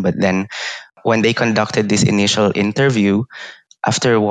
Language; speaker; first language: English; non-native, local second language; Iloko